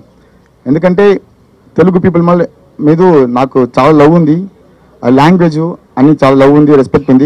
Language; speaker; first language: Telugu; non-native, learner; Tamil